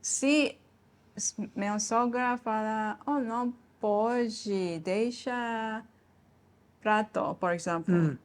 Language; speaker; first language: Portuguese; non-native, learner; Japanese